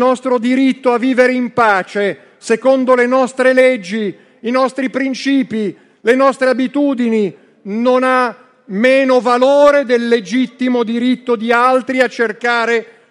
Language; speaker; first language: Italian; native; Italian